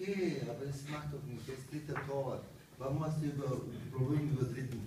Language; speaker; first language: German; non-native, fluent; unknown